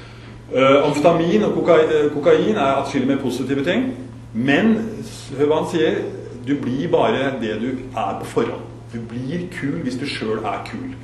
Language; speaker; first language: Norwegian; native; Norwegian